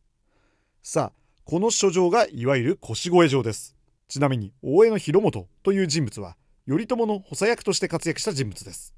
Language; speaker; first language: Japanese; native; Japanese